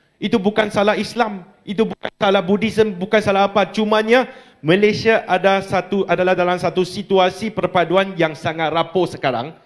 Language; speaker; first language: Malay; non-native, local second language; Chinese